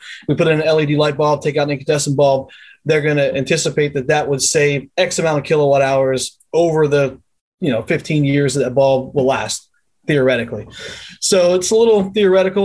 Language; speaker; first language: English; native; English